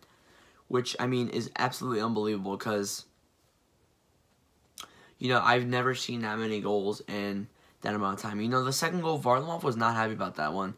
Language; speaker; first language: English; native; English